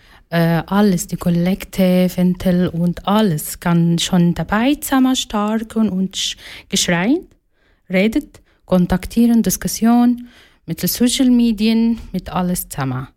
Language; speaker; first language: German; non-native, learner; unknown